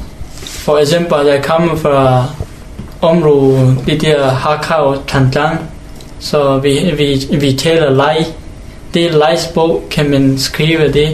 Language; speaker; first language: Danish; non-native, learner; Hakha Chin